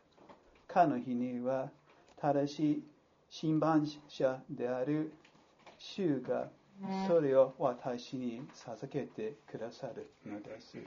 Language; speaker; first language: Japanese; non-native, fluent; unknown